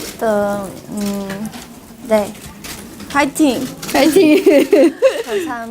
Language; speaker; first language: Korean; non-native, fluent; Chinese